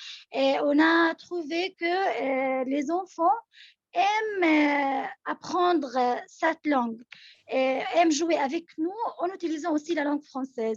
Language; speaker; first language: French; non-native, local second language; Arabic